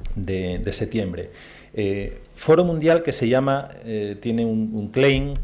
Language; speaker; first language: Spanish; native; Spanish